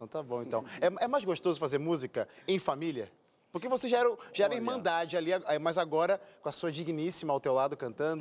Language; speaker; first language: Portuguese; native; Portuguese